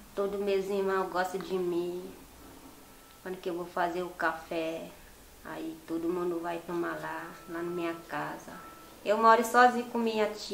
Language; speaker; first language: Portuguese; non-native, local second language; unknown